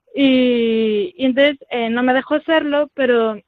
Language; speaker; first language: Spanish; native; Spanish